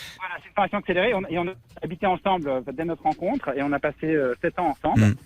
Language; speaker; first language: French; native; French